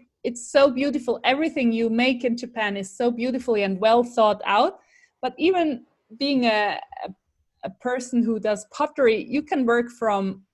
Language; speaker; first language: English; non-native, fluent; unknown